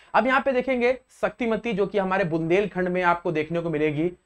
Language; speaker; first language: Hindi; native; Hindi